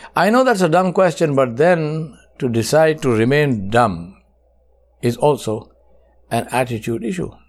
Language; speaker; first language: English; non-native, local second language; Urdu